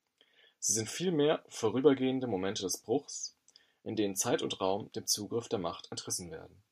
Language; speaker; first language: German; native; German